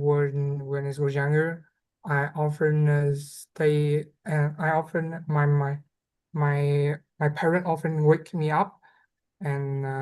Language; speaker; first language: English; non-native, learner; Vietnamese